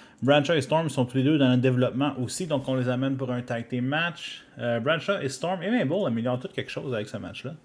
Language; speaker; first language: French; native; French